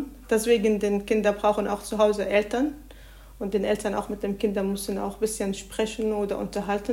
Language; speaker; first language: German; non-native, learner; Arabic